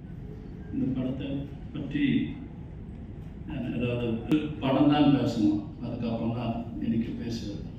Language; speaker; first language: Tamil; non-native, learner; Malayalam